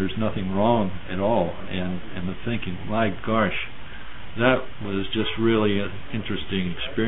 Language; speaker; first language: English; native; English